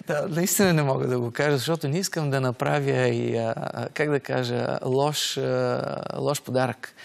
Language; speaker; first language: Bulgarian; native; Bulgarian